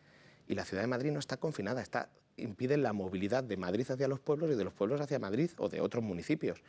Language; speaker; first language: Spanish; native; Spanish